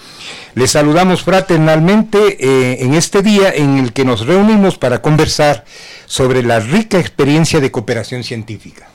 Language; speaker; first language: Spanish; native; Spanish